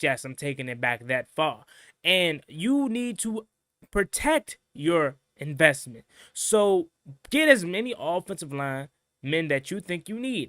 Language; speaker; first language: English; native; English